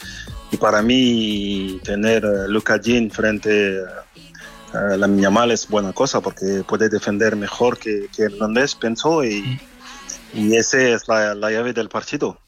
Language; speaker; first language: Spanish; non-native, fluent; French